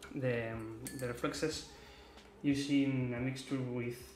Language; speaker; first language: English; non-native, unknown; Spanish